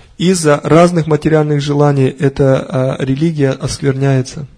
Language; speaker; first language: Russian; native; Russian